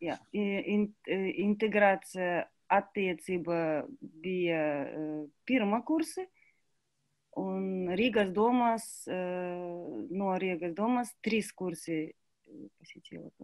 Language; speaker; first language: Latvian; non-native, learner; Kazakh